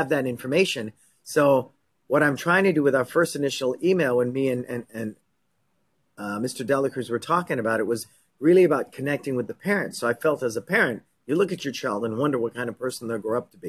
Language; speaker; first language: English; native; English